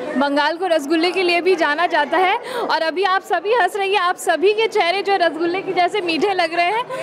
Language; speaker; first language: Hindi; non-native, local second language; Bangla